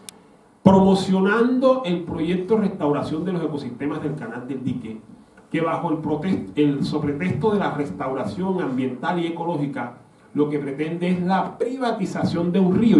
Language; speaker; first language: Spanish; native; Spanish